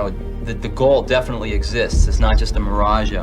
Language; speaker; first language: English; native; English